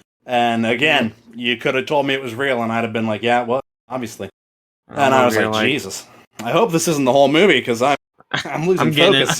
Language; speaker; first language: English; native; English